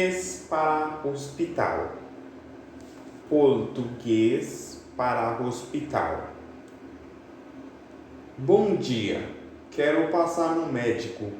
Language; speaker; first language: Portuguese; non-native, fluent; Haitian Creole